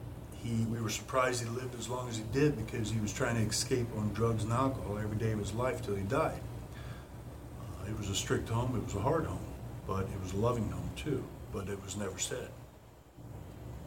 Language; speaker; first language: English; native; English